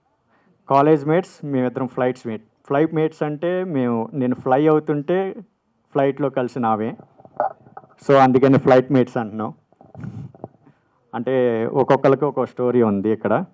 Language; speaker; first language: Telugu; native; Telugu